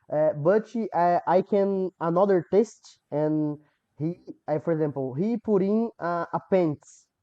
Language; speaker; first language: English; non-native, learner; Portuguese